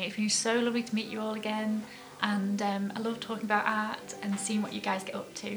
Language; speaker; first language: English; native; English